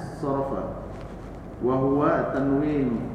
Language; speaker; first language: Arabic; non-native, learner; Indonesian